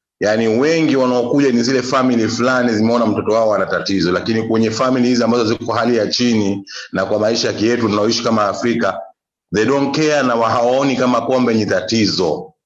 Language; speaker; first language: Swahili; native; Swahili